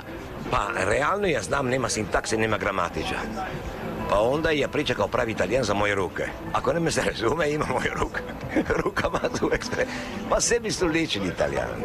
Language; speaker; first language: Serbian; non-native, learner; Italian